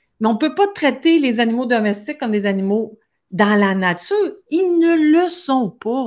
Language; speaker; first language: French; native; French